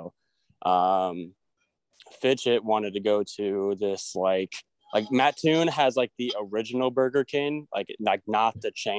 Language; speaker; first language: English; native; English